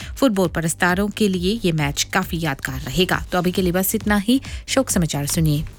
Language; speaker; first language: Hindi; non-native, local second language; Morisyen